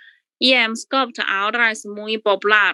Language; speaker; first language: Spanish; non-native, learner; Chinese